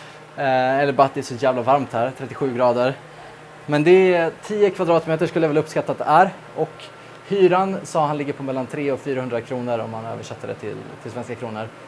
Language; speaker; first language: Swedish; native; Swedish